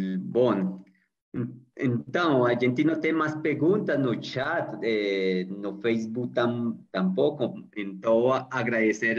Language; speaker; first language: Portuguese; non-native, learner; Spanish